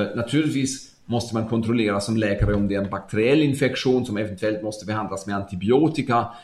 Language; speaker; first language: Swedish; non-native, fluent; German